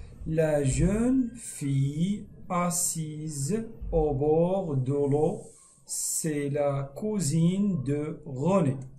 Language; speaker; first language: French; non-native, fluent; Arabic